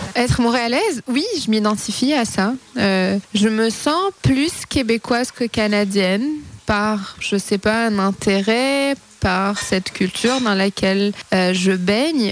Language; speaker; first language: French; non-native, local second language; Arabic